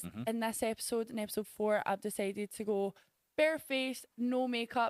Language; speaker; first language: English; native; English